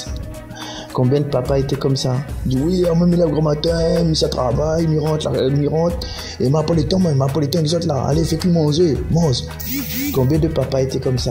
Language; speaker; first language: French; non-native, learner; Réunion Creole French